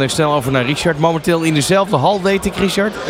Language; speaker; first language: Dutch; native; Dutch